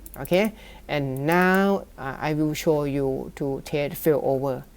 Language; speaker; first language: English; non-native, learner; Thai